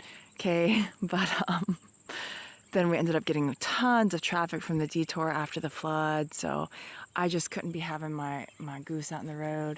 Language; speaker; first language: English; native; English